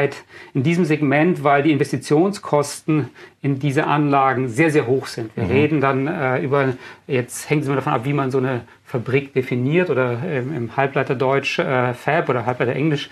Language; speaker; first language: German; native; German